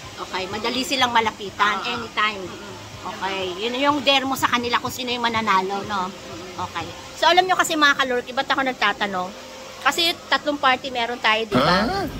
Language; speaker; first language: Filipino; native; Filipino